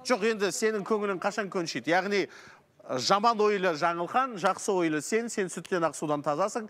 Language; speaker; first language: Kazakh; native; Kazakh